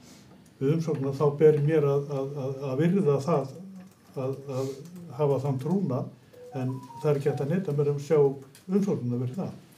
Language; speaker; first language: Icelandic; native; Icelandic